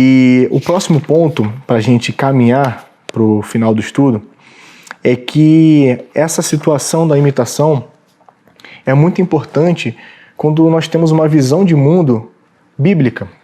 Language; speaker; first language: Portuguese; native; Portuguese